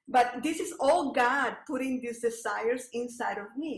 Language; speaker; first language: English; non-native, fluent; Spanish